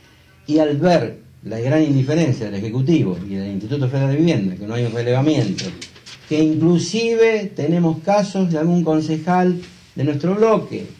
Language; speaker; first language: Spanish; native; Spanish